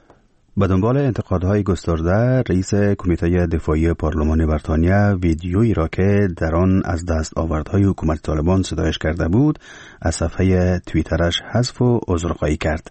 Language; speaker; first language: Persian; native; Persian